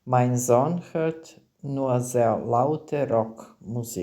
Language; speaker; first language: German; non-native, fluent; Serbian